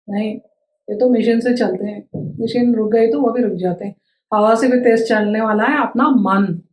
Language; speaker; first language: Hindi; non-native, local second language; Telugu